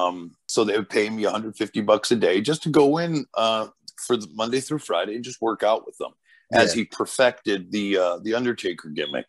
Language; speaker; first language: English; early bilingual, other home language; Portuguese